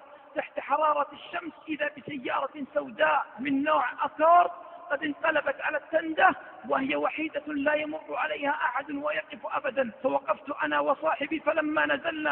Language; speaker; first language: Arabic; native; Arabic